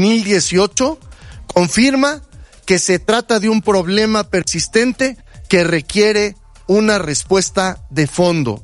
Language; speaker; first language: Spanish; native; Spanish